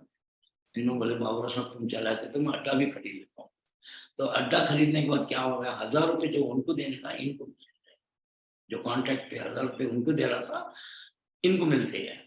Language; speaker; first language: Hindi; non-native, local second language; Telugu